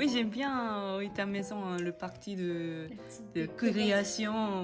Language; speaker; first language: French; non-native, learner; Japanese